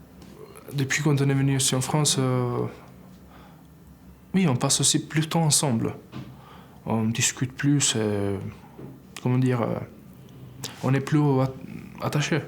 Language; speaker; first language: French; non-native, learner; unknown